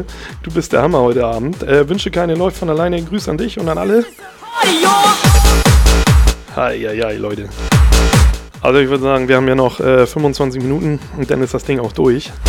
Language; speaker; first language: German; native; German